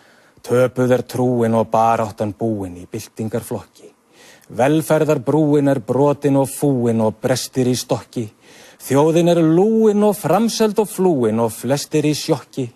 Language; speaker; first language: Icelandic; native; Icelandic